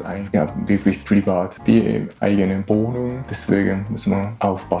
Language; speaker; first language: German; non-native, learner; Japanese